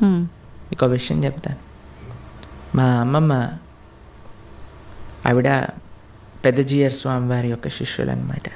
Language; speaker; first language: Telugu; native; Telugu